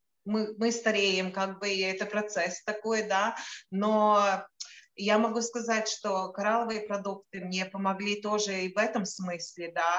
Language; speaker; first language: Russian; non-native, local second language; Latvian